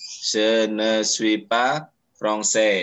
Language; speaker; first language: French; non-native, fluent; Indonesian